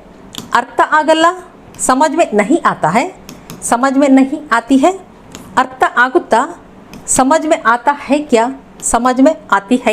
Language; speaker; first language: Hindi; non-native, local second language; Kannada